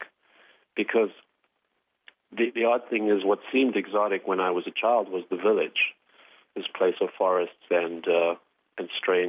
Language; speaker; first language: English; native; English